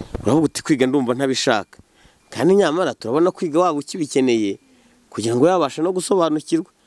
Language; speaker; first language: Kinyarwanda; native; Kinyarwanda